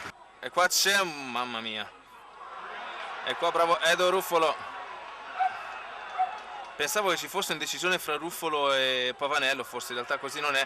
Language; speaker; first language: Italian; native; Italian